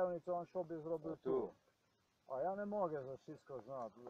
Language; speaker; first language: Polish; non-native, learner; Croatian